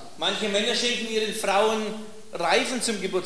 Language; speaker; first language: German; native; German